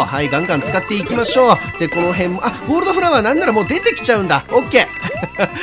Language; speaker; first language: Japanese; native; Japanese